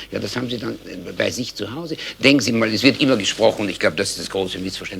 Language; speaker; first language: German; native; German